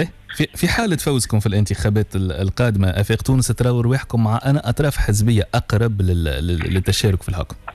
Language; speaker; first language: Arabic; native; Arabic